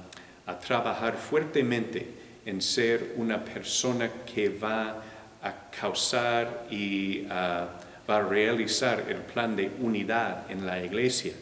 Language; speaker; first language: Spanish; non-native, fluent; English